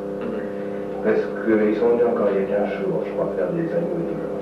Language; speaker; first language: French; native; French